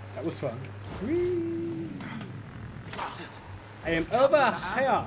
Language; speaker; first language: English; native; English